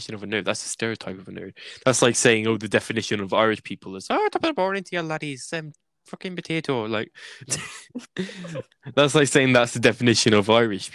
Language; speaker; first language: English; native; English